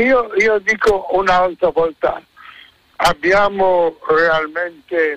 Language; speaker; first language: Italian; non-native, fluent; Hebrew